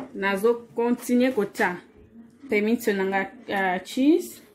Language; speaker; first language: French; non-native, local second language; Lingala